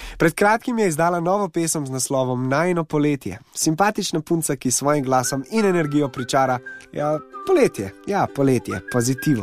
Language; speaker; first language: Slovenian; native; Slovenian